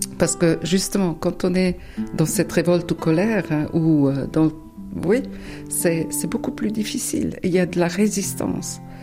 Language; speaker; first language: French; non-native, fluent; German